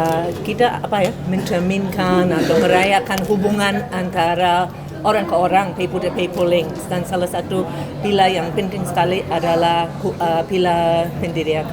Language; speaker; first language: Indonesian; non-native, fluent; English